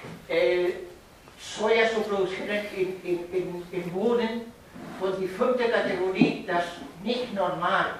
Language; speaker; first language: German; non-native, fluent; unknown